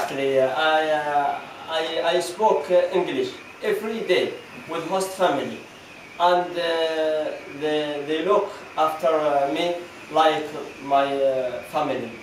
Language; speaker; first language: English; non-native, learner; Arabic